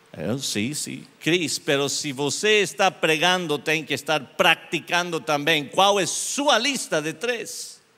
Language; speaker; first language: Portuguese; non-native, learner; English